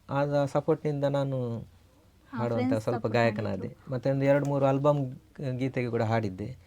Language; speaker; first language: Kannada; non-native, local second language; Tulu